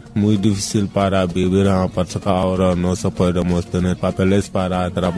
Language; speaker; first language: Spanish; non-native, learner; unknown